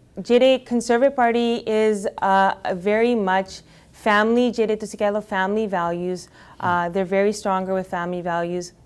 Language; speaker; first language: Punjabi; early bilingual, heritage; Punjabi